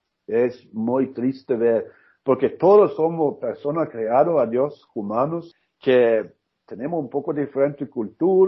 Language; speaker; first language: Spanish; non-native, learner; Norwegian